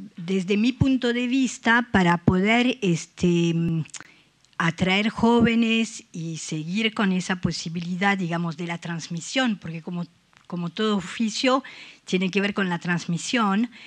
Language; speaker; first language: Spanish; non-native, fluent; French